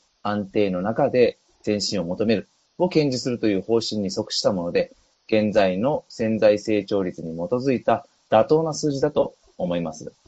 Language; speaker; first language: Japanese; native; Japanese